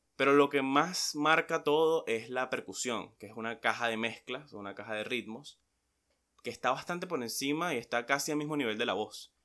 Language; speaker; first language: Spanish; native; Spanish